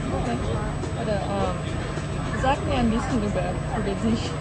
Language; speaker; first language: German; non-native, learner; English